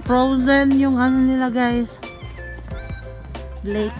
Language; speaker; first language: Filipino; native; Filipino